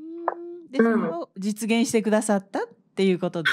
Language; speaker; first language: Japanese; native; Japanese